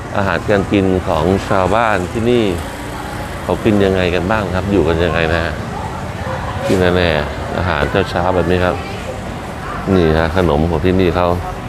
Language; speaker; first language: Thai; native; Thai